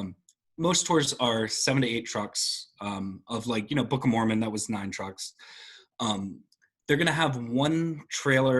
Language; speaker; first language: English; native; English